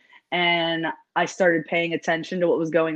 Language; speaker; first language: English; native; English